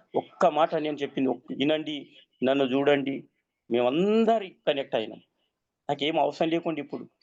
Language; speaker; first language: Telugu; native; Telugu